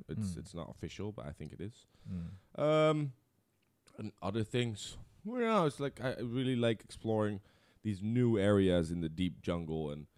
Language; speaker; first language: English; non-native, fluent; Dutch